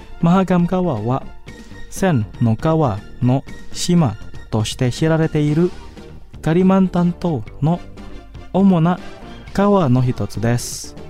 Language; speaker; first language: Japanese; non-native, fluent; Indonesian